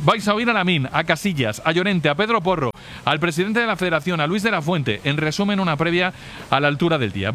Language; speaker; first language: Spanish; native; Spanish